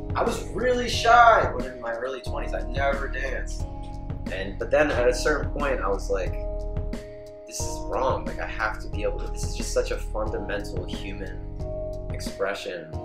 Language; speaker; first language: English; native; English